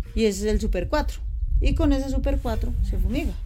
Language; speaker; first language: Spanish; native; Spanish